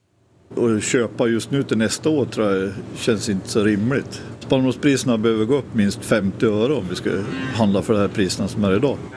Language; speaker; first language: Swedish; native; Swedish